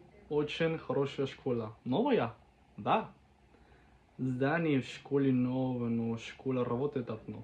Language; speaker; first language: Russian; non-native, learner; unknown